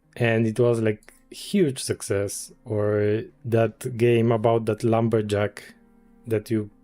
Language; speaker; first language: English; non-native, fluent; Polish